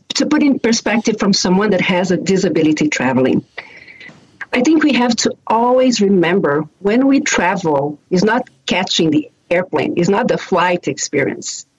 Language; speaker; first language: English; non-native, fluent; Portuguese